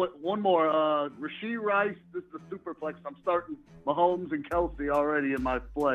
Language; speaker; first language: English; native; English